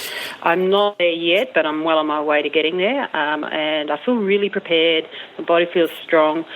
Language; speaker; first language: English; native; English